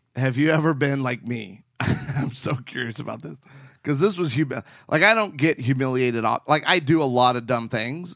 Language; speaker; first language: English; native; English